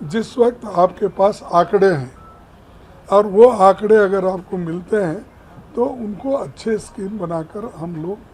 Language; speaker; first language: Hindi; non-native, local second language; Kannada